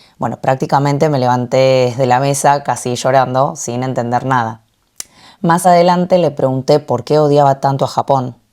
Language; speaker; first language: Spanish; early bilingual, other home language; Korean